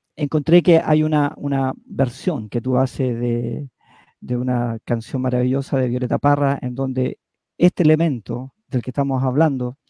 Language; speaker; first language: Spanish; native; Spanish